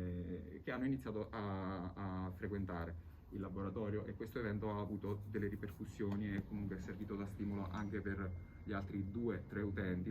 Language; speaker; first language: Italian; native; Italian